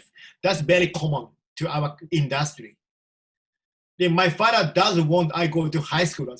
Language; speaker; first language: English; non-native, learner; Japanese